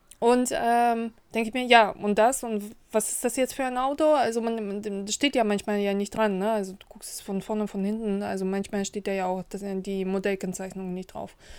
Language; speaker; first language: German; early bilingual, other home language; Russian